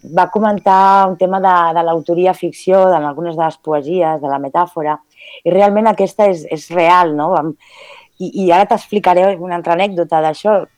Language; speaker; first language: Catalan; early bilingual, other home language; Spanish